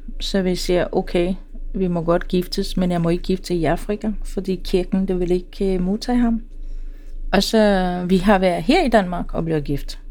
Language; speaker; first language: Danish; non-native, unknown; Swahili